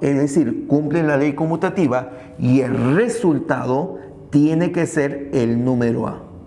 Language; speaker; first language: Spanish; native; Spanish